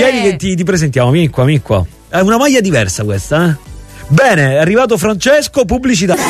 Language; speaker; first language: Italian; native; Italian